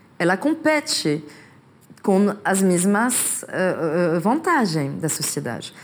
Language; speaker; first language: Portuguese; non-native, fluent; French